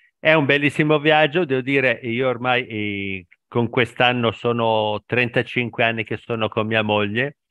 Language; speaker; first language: Italian; native; Italian